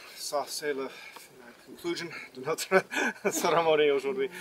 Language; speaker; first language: French; non-native, learner; English